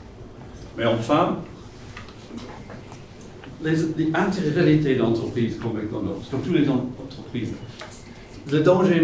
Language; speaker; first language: French; non-native, fluent; English